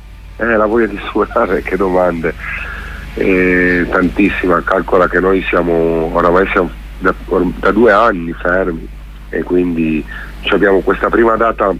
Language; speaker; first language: Italian; native; Italian